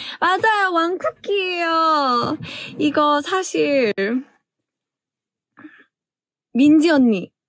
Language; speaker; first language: Korean; early bilingual, heritage; English